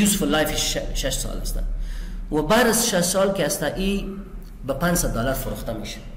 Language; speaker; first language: Persian; non-native, local second language; Pashto